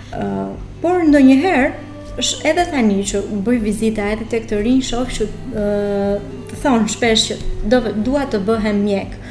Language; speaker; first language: Albanian; native; Albanian